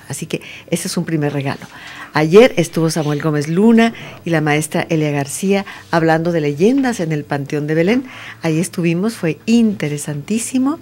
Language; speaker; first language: Spanish; native; Spanish